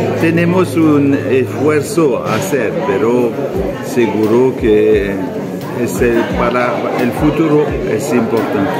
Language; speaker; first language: Spanish; non-native, learner; French